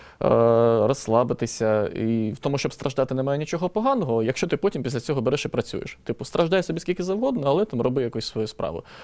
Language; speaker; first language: Ukrainian; native; Ukrainian